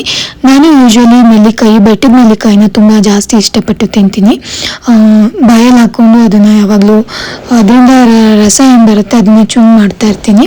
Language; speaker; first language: Kannada; native; Kannada